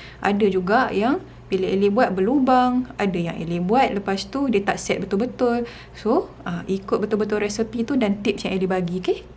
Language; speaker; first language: Malay; native; Malay